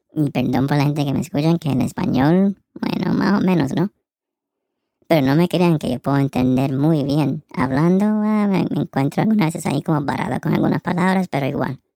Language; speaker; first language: Spanish; early bilingual, heritage; Spanish